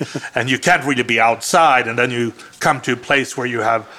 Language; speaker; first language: English; non-native, fluent; Swedish